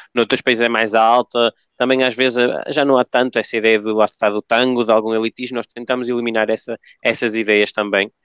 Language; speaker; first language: Portuguese; early bilingual, other home language; Spanish